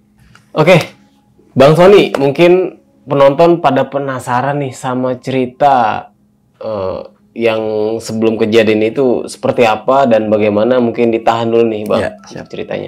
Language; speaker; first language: Indonesian; native; Indonesian